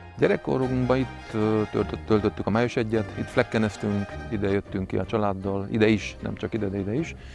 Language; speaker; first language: Hungarian; native; Hungarian